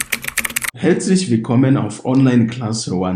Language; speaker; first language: German; non-native, fluent; Kinyarwanda